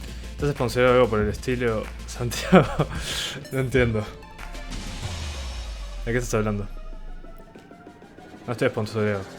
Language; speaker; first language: Spanish; native; Spanish